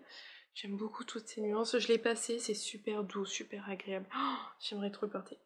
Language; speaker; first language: French; native; French